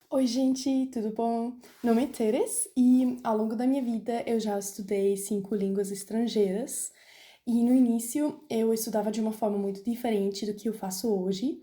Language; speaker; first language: Portuguese; non-native, fluent; German